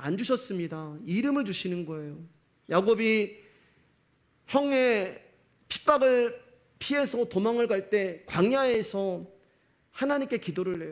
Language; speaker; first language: Korean; native; Korean